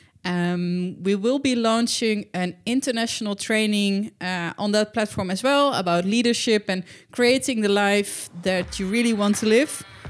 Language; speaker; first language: English; non-native, fluent; Dutch